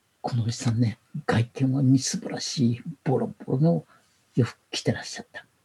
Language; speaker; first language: Japanese; native; Japanese